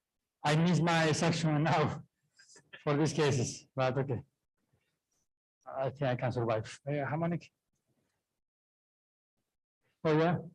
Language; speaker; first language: English; non-native, fluent; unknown